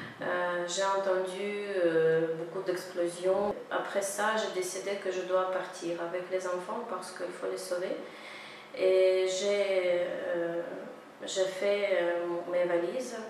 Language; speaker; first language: French; non-native, fluent; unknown